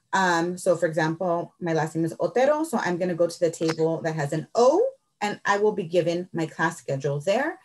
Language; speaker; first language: English; early bilingual, other home language; Spanish